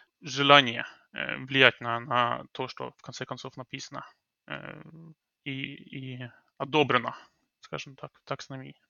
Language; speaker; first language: Russian; non-native, fluent; Norwegian